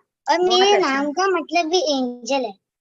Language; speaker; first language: Hindi; native; Hindi